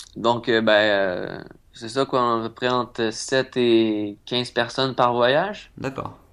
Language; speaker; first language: French; native; French